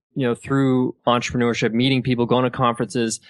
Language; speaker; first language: English; native; English